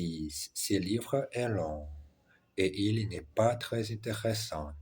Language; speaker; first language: French; non-native, learner; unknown